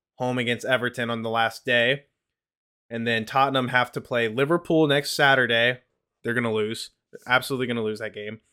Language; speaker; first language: English; native; English